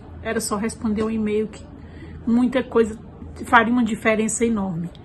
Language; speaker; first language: Portuguese; native; Portuguese